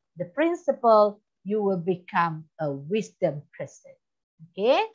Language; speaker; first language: English; non-native, local second language; Malay